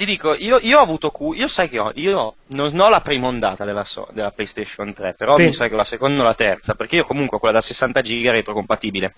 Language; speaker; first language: Italian; native; Italian